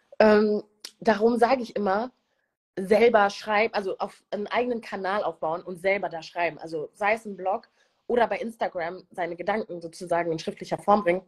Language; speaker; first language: German; early bilingual, other home language; Kinyarwanda